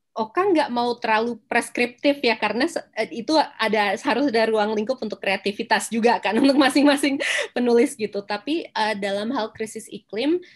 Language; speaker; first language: Indonesian; non-native, local second language; Minangkabau